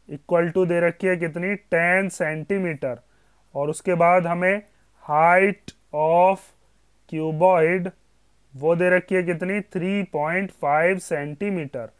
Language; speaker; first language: Hindi; native; Hindi